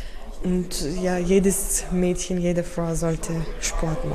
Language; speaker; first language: German; early bilingual, other home language; Turkish